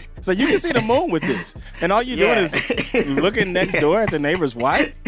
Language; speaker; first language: English; native; English